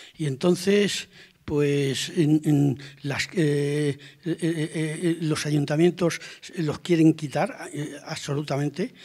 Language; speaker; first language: Spanish; native; Spanish